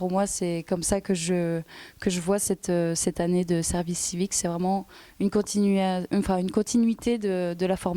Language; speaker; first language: French; native; French